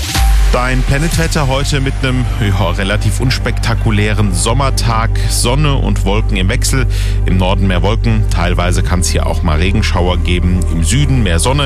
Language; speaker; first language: German; native; German